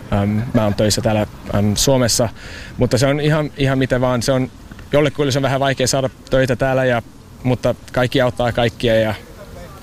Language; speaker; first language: Finnish; non-native, learner; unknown